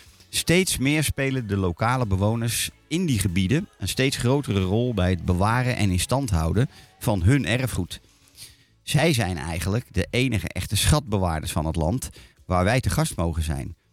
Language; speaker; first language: Dutch; native; Dutch